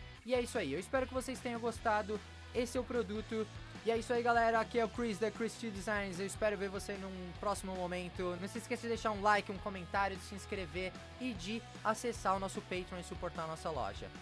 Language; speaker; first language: Portuguese; native; Portuguese